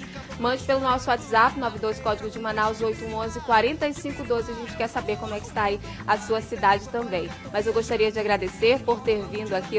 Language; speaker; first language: Portuguese; native; Portuguese